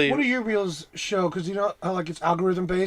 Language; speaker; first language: English; early bilingual, other home language; Spanish